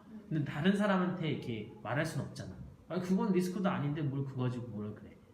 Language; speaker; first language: Korean; native; Korean